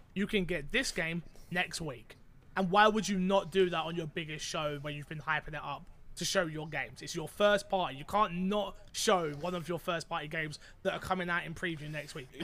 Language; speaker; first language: English; native; English